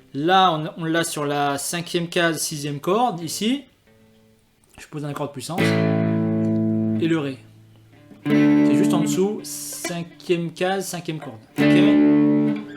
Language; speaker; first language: French; native; French